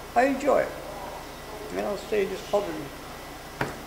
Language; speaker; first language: English; native; English